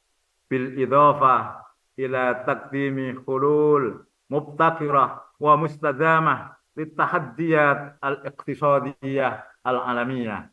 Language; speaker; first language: Arabic; non-native, fluent; Indonesian